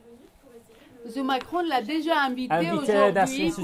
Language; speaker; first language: French; non-native, fluent; Persian